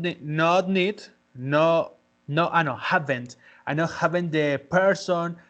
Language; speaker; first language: English; non-native, learner; Spanish